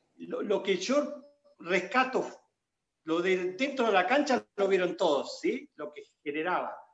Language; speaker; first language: Spanish; native; Spanish